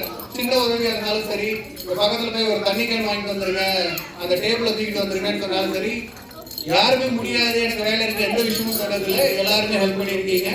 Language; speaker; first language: Tamil; native; Tamil